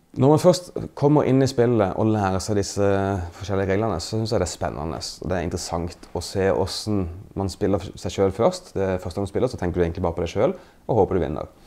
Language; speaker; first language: Norwegian; native; Norwegian